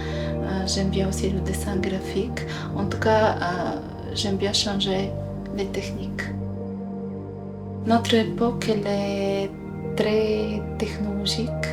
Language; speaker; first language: French; non-native, fluent; Bulgarian